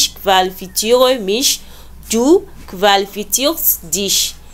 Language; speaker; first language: German; non-native, learner; French